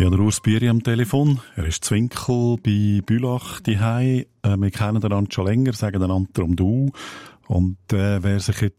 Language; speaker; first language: German; native; German